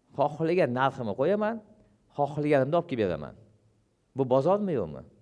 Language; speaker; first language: Uzbek; non-native, local second language; Russian